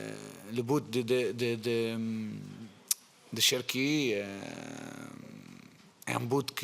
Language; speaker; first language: French; non-native, fluent; Portuguese